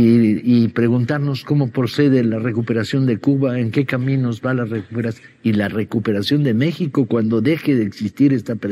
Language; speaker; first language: Spanish; native; Spanish